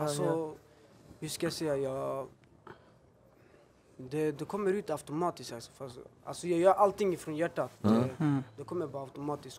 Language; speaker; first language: Swedish; early bilingual, other home language; Albanian